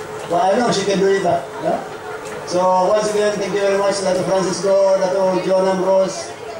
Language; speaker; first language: English; non-native, local second language; Central Dusun